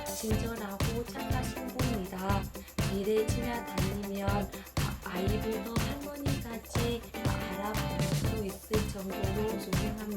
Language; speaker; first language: Korean; non-native, learner; Vietnamese